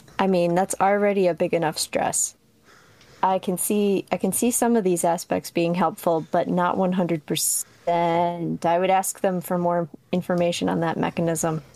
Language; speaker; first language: English; native; English